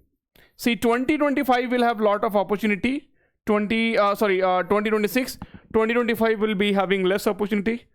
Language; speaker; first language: English; non-native, local second language; Hindi